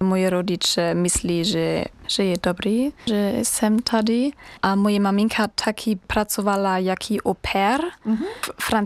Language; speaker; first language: Czech; non-native, learner; German